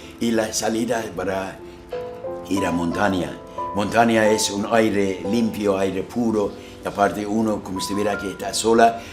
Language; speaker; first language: Spanish; non-native, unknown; Azerbaijani